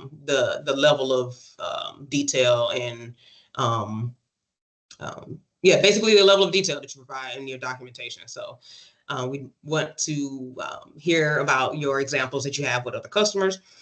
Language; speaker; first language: English; native; English